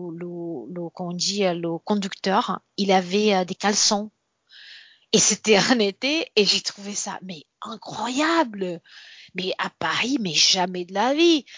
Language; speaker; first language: French; non-native, fluent; Portuguese